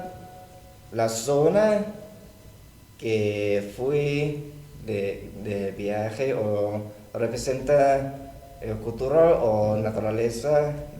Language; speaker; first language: Spanish; non-native, learner; Thai